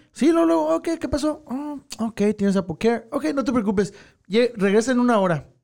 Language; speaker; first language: Spanish; early bilingual, heritage; Spanish